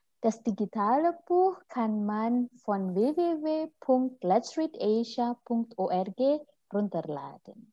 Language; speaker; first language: German; non-native, fluent; Indonesian